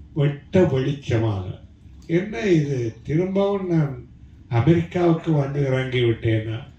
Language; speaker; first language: Tamil; native; Tamil